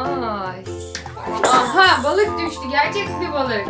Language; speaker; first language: Turkish; native; Turkish